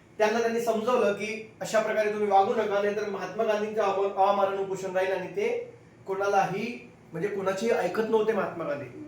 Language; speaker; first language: Marathi; non-native, local second language; Hindi